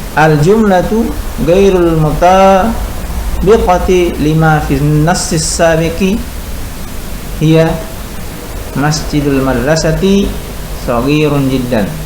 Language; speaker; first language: Arabic; non-native, fluent; Indonesian